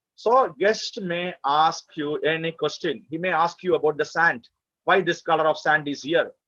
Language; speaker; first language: English; non-native, local second language; Malayalam